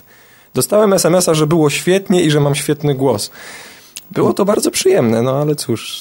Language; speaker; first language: Polish; native; Polish